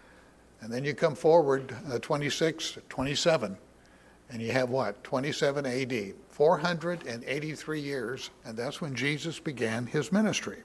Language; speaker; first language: English; native; English